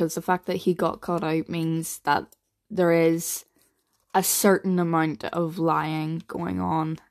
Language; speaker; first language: English; native; English